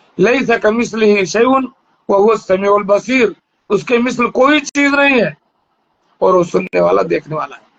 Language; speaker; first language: Urdu; native; Urdu